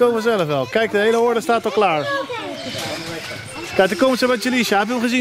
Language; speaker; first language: Dutch; native; Dutch